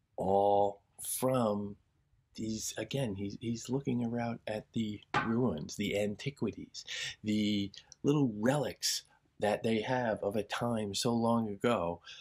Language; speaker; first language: English; native; English